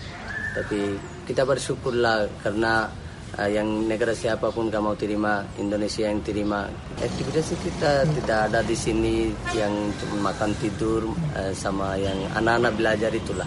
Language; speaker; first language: Indonesian; non-native, fluent; Rohingya